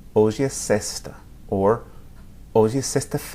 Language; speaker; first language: Portuguese; non-native, fluent; English